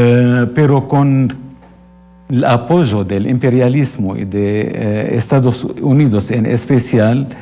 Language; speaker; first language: Spanish; non-native, fluent; Arabic